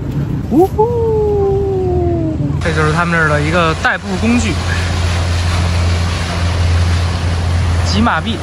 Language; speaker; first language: Chinese; native; Chinese